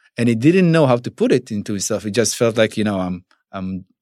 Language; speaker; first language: English; non-native, fluent; Hebrew